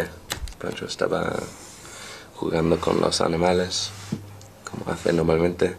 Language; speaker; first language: Spanish; non-native, learner; English